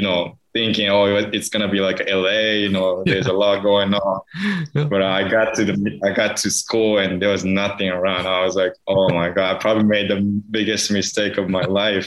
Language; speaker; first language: English; non-native, fluent; Japanese